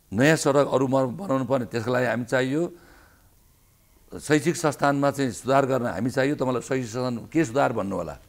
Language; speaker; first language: Nepali; native; Nepali